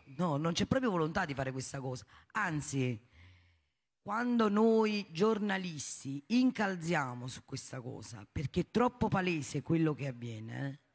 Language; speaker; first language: Italian; native; Italian